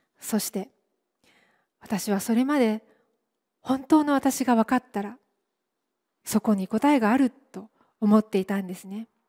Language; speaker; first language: Japanese; native; Japanese